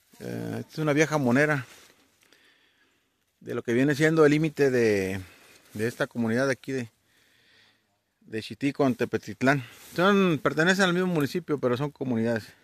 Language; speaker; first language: Spanish; native; Spanish